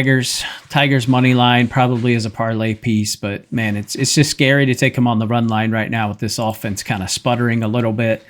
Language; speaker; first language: English; native; English